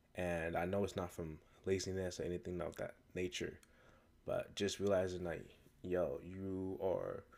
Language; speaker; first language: English; native; English